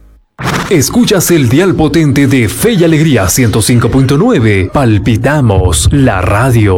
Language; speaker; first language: Spanish; native; Spanish